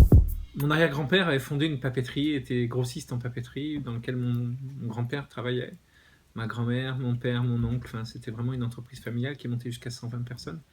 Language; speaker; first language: French; native; French